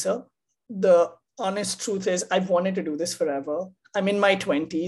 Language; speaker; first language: English; non-native, local second language; Hindi